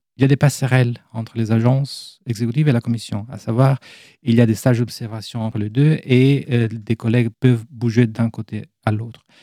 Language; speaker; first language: French; non-native, fluent; Italian